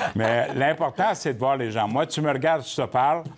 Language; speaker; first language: French; native; French